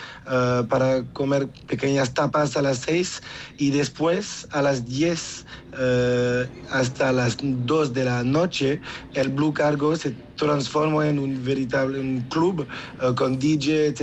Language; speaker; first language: Spanish; non-native, learner; French